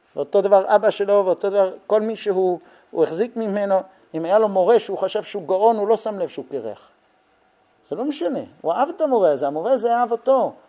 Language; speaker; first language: Hebrew; native; Hebrew